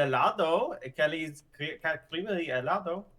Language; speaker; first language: Spanish; non-native, learner; English